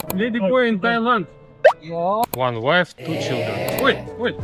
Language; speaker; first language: English; non-native, learner; Russian